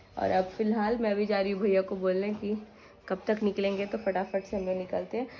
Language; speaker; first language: Hindi; native; Hindi